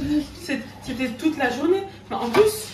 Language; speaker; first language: French; native; French